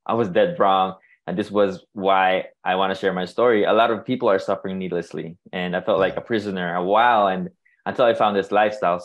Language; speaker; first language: English; non-native, local second language; Filipino